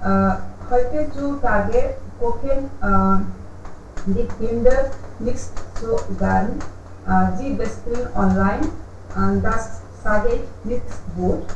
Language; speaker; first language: German; non-native, learner; Hindi